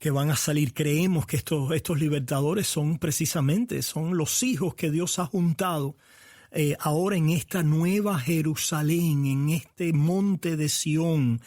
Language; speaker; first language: Spanish; native; Spanish